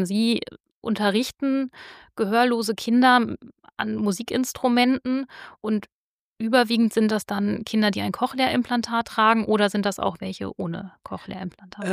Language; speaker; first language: German; native; German